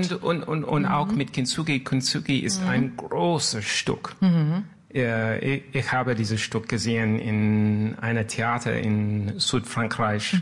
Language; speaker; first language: German; non-native, learner; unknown